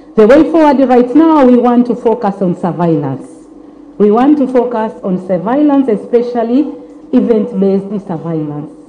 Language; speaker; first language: English; non-native, local second language; Swahili